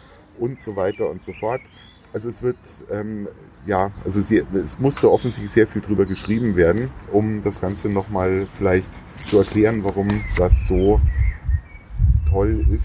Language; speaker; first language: German; native; German